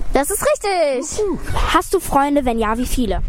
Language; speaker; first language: German; native; German